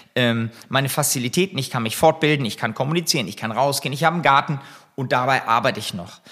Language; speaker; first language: German; native; German